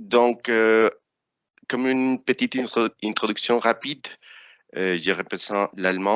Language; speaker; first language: French; non-native, fluent; Spanish